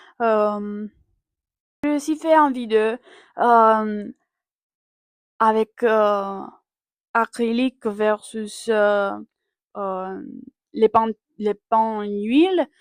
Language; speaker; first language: French; non-native, learner; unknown